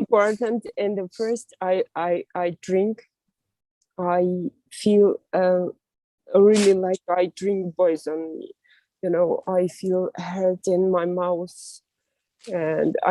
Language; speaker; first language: English; non-native, learner; Russian